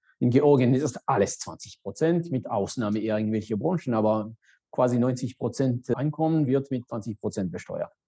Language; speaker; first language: German; non-native, fluent; Georgian